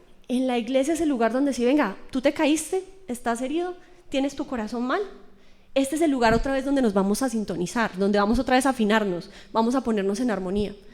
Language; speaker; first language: Spanish; native; Spanish